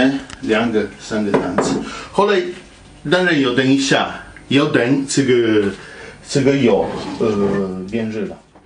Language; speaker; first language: Chinese; non-native, fluent; Italian